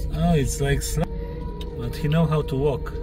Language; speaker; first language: English; non-native, learner; Polish